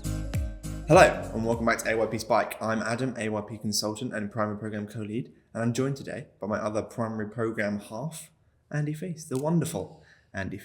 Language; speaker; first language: English; native; English